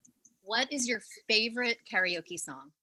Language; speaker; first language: English; native; English